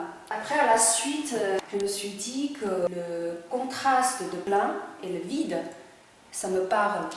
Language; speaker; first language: French; non-native, fluent; Chinese